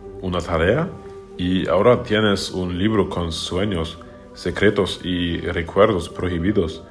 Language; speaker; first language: Spanish; non-native, learner; German